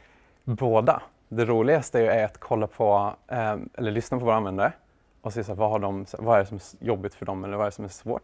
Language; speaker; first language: Swedish; native; Swedish